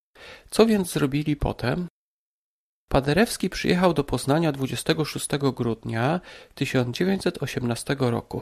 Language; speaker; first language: Polish; native; Polish